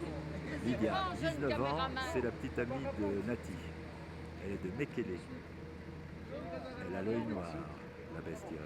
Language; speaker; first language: French; native; French